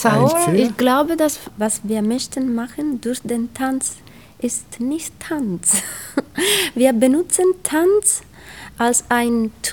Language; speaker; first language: German; non-native, learner; Italian